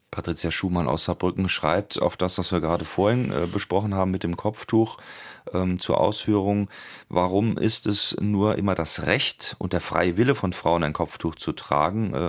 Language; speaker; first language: German; native; German